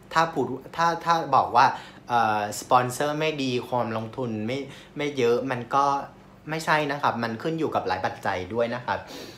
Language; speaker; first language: Thai; non-native, fluent; Vietnamese